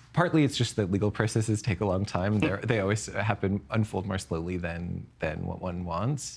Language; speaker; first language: English; native; English